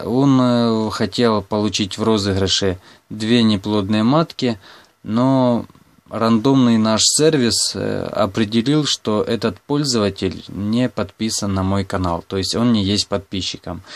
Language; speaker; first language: Russian; non-native, local second language; Ukrainian